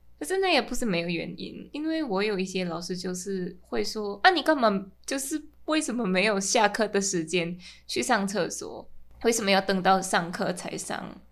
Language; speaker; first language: Chinese; non-native, fluent; Min Nan Chinese